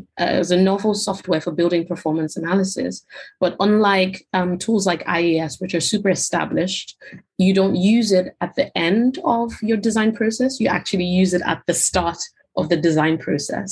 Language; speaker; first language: English; non-native, local second language; Yoruba